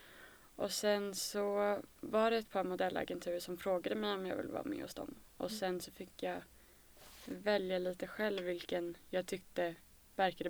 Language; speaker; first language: Swedish; native; Swedish